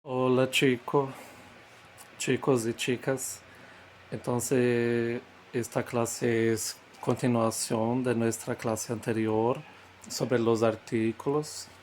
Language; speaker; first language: Spanish; non-native, fluent; Portuguese